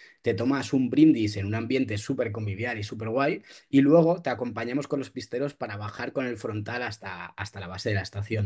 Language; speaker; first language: Spanish; native; Spanish